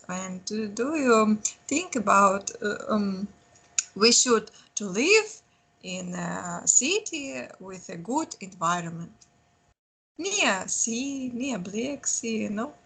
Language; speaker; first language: English; non-native, learner; Russian